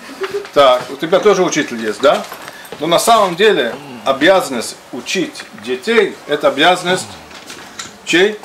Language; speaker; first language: Russian; non-native, fluent; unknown